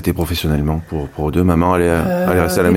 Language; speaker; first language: French; native; French